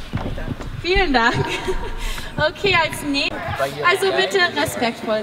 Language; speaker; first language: German; non-native, fluent; English